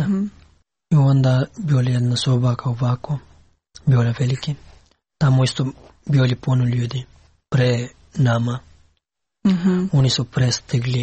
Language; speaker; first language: Serbian; non-native, learner; Pashto